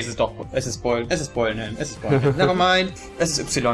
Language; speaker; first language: German; native; German